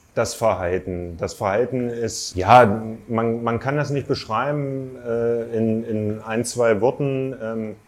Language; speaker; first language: German; native; German